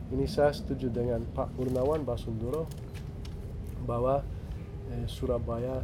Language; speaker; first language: Indonesian; non-native, fluent; English